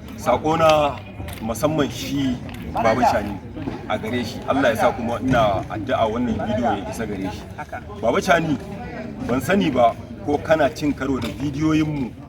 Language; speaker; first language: Hausa; non-native, local second language; Kanuri